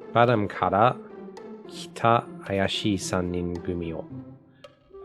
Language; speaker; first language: Japanese; non-native, learner; English